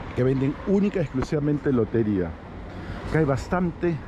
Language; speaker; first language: Spanish; native; Spanish